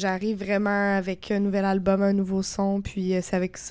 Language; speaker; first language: French; native; French